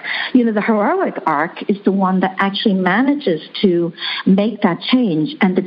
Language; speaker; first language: English; early bilingual, other home language; Chinese